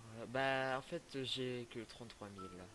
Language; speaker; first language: French; native; French